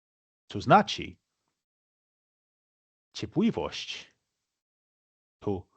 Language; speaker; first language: Polish; non-native, fluent; English